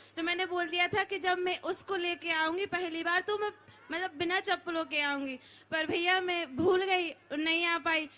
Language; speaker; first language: Hindi; native; Hindi